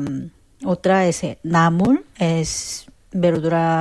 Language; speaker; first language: Spanish; non-native, fluent; Korean